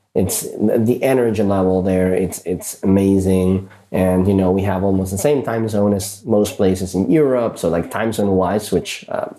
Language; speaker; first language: English; early bilingual, other home language; Spanish